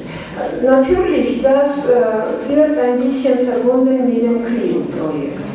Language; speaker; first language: German; non-native, fluent; Armenian